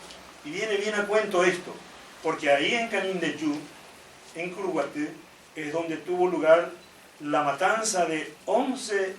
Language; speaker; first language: Spanish; native; Spanish